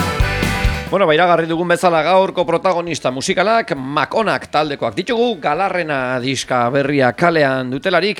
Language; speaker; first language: Basque; native; Basque